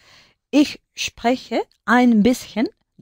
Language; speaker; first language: German; non-native, learner; Spanish